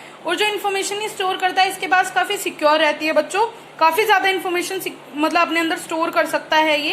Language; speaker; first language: Hindi; native; Hindi